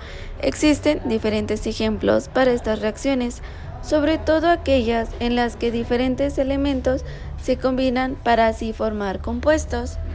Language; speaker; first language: Spanish; native; Spanish